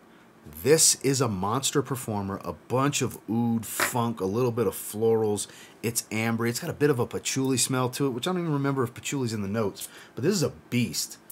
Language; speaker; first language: English; native; English